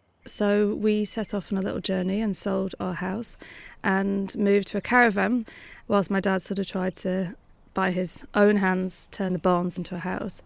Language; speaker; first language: English; native; English